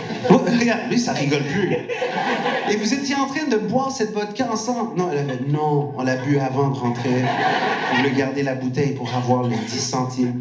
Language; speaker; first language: French; non-native, local second language; Punjabi